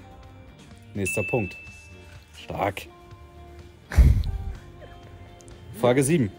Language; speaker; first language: German; native; German